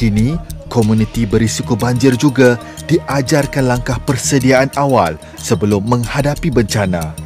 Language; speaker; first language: Malay; native; Malay